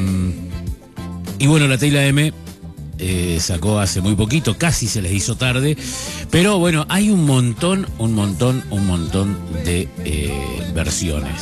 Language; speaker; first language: Spanish; native; Spanish